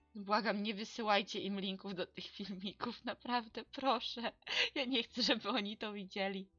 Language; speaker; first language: Polish; native; Polish